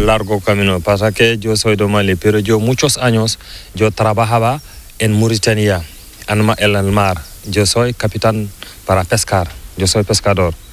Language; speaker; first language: Spanish; non-native, learner; Fula